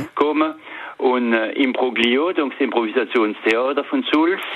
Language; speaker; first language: German; early bilingual, heritage; French